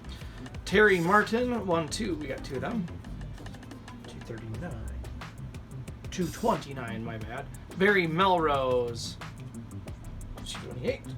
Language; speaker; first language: English; native; English